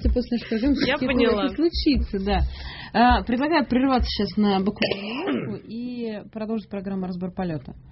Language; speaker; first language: Russian; native; Russian